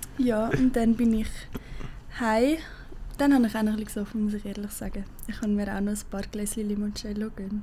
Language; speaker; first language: German; native; German